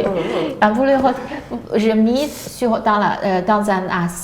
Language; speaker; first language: French; non-native, learner; Chinese